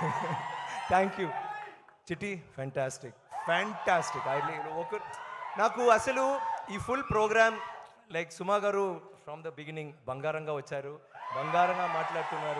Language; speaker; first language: Telugu; non-native, learner; Tamil